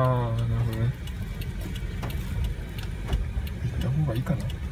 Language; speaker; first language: Japanese; native; Japanese